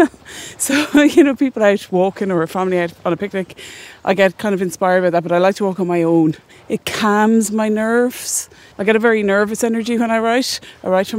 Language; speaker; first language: English; native; English